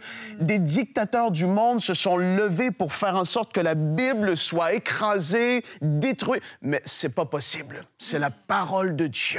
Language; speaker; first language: French; native; French